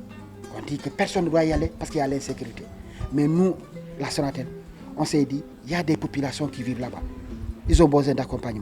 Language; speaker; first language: French; non-native, local second language; Wolof